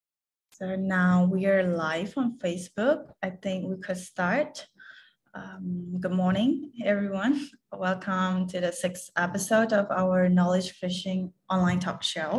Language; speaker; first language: English; non-native, fluent; Khmer